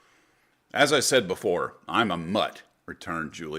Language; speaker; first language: English; native; English